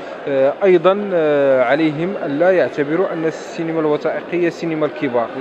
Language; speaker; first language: Arabic; native; Arabic